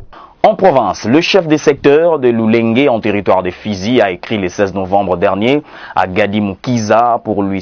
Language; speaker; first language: French; native; French